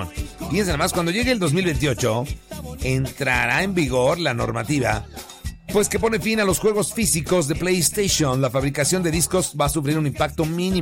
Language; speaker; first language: Spanish; native; Spanish